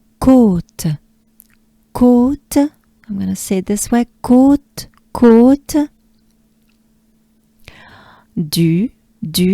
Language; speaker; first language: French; native; French